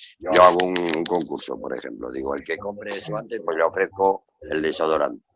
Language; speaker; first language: Spanish; native; Spanish